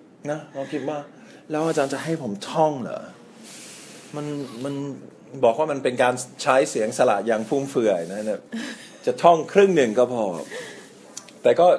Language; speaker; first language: Thai; non-native, fluent; English